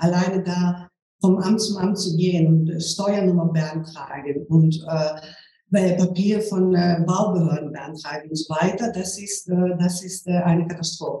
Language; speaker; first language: German; non-native, fluent; Greek